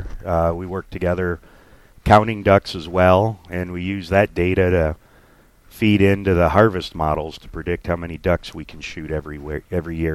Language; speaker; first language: English; native; English